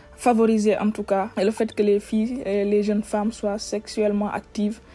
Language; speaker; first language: French; non-native, local second language; Wolof